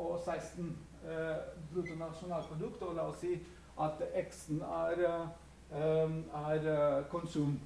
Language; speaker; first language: Norwegian; non-native, fluent; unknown